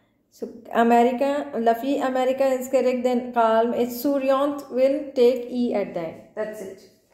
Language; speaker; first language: English; non-native, local second language; Punjabi